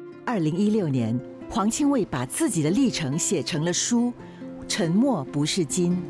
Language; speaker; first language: Chinese; native; Chinese